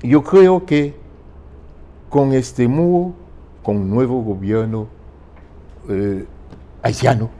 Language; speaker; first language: Spanish; non-native, fluent; French